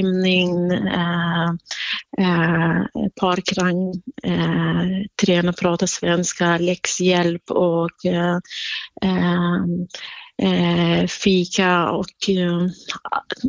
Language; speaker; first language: Swedish; non-native, fluent; Central Kurdish